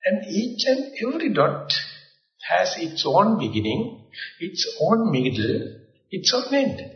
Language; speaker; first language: English; non-native, local second language; Sinhala